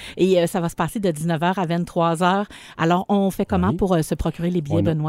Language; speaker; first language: French; native; French